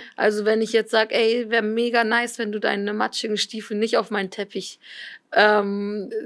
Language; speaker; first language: German; native; German